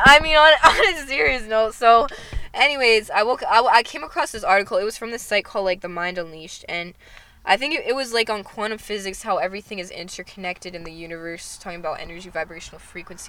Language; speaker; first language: English; native; English